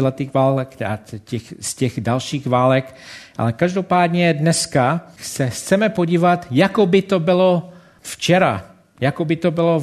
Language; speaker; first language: Czech; non-native, fluent; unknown